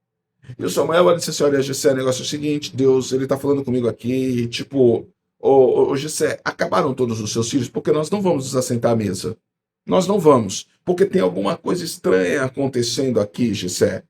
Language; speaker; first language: Portuguese; native; Portuguese